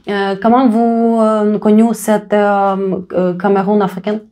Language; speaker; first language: French; non-native, learner; Russian